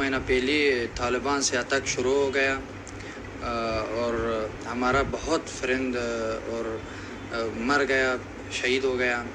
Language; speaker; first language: Hindi; non-native, learner; Persian